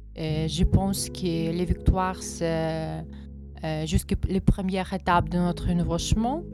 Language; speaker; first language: French; non-native, fluent; Ukrainian